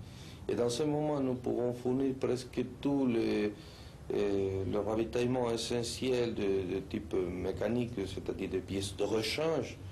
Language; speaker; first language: French; non-native, fluent; Spanish